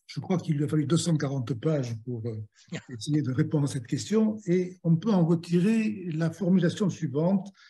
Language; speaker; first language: French; native; French